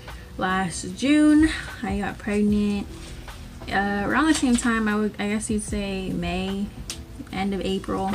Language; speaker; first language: English; native; English